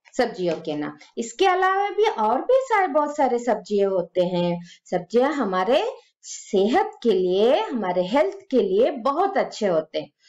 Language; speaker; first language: Hindi; native; Hindi